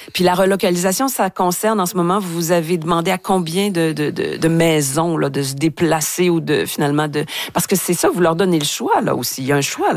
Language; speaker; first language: French; native; French